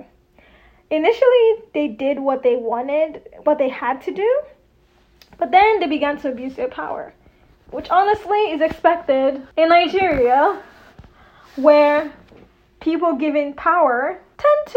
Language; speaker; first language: English; non-native, local second language; Yoruba